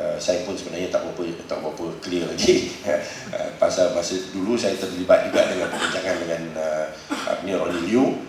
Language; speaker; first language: Malay; native; Malay